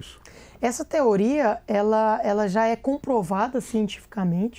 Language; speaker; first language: Portuguese; native; Portuguese